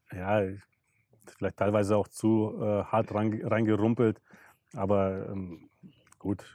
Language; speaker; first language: German; early bilingual, other home language; Russian